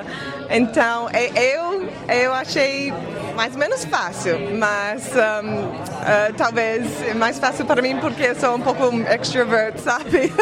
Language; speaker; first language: Portuguese; non-native, fluent; English